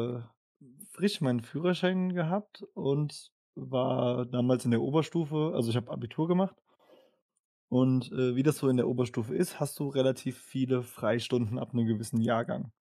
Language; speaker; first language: German; native; German